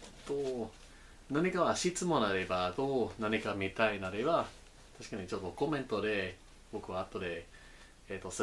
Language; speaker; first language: Japanese; non-native, learner; English